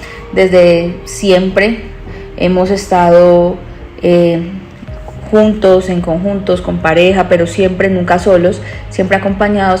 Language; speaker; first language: Spanish; native; Spanish